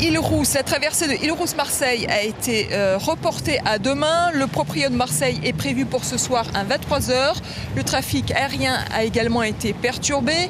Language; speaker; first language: French; native; French